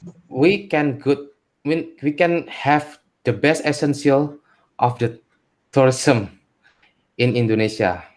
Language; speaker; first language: English; non-native, learner; Indonesian